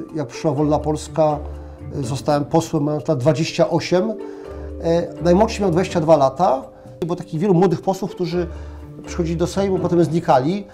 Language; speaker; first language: Polish; native; Polish